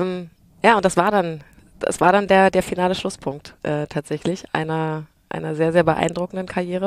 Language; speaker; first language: German; native; German